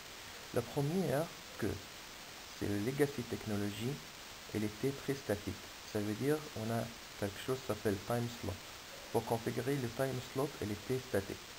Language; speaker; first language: French; non-native, fluent; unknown